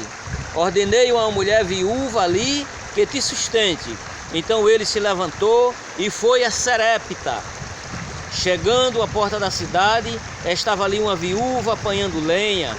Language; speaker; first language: Portuguese; native; Portuguese